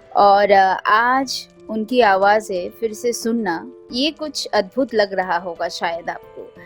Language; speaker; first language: Hindi; non-native, local second language; Bangla